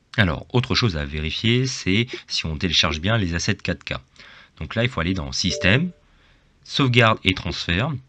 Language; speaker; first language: French; native; French